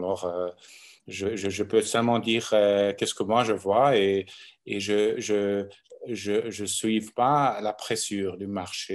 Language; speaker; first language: French; non-native, local second language; German